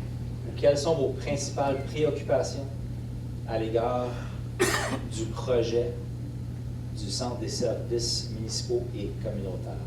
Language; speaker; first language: French; native; French